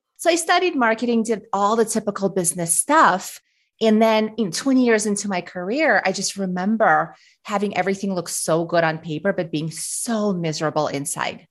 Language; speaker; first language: English; early bilingual, other home language; Russian